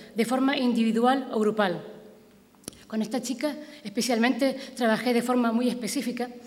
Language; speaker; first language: Spanish; native; Spanish